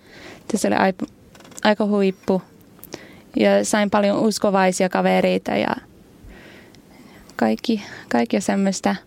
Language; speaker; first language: Finnish; non-native, learner; English